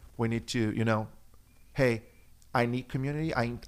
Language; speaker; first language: English; non-native, fluent; Portuguese